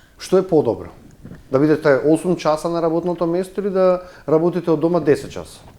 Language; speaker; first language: Macedonian; native; Macedonian